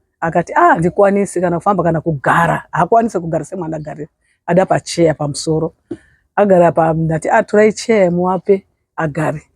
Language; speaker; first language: Shona; non-native, local second language; Nyanja